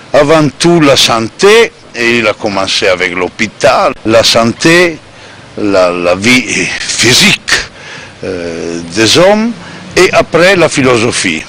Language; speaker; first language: French; non-native, fluent; Italian